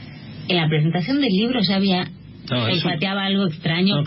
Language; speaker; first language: Spanish; native; Spanish